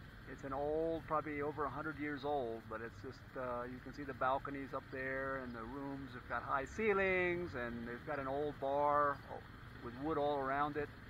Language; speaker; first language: English; native; English